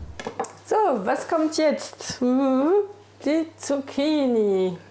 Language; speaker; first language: German; non-native, fluent; French